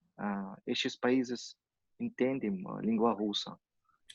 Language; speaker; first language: Portuguese; non-native, fluent; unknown